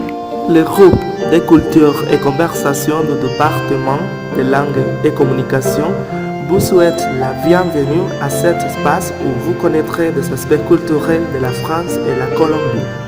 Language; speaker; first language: French; non-native, learner; Spanish